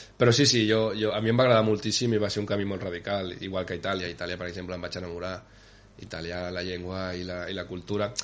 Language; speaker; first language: Catalan; native; Catalan